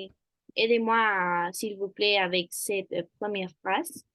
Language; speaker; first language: French; non-native, fluent; Spanish